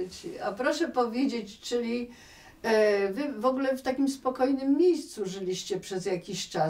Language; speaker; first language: Polish; native; Polish